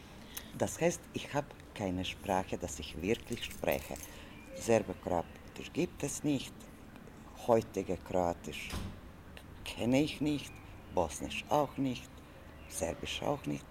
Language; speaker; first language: German; non-native, learner; Croatian